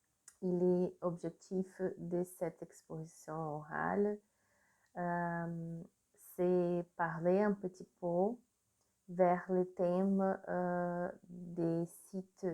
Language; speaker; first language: French; non-native, learner; Portuguese